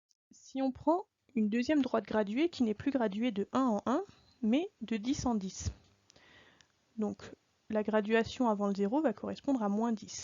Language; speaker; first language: French; native; French